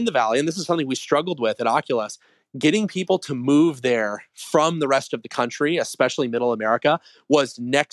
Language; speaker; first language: English; native; English